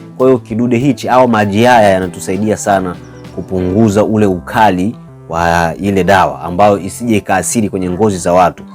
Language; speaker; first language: Swahili; native; Swahili